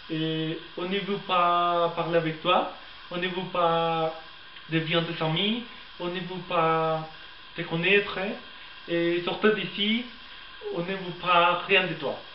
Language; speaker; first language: French; non-native, learner; Spanish